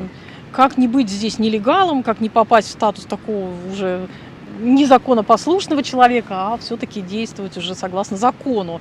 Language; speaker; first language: Russian; native; Russian